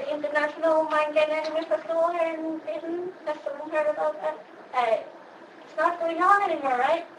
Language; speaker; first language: English; non-native, fluent; Swedish